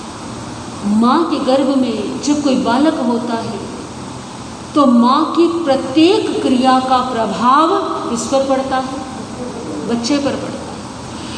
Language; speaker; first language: Hindi; native; Hindi